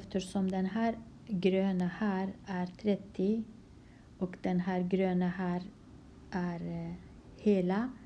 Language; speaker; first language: Swedish; non-native, fluent; Kurdish